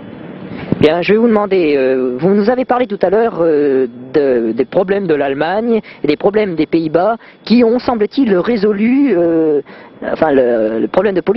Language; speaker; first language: French; native; French